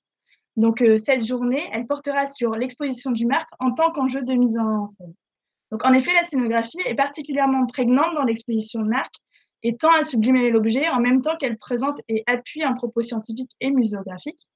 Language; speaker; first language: French; native; French